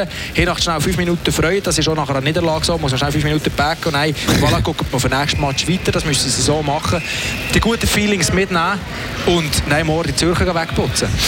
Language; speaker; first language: German; native; German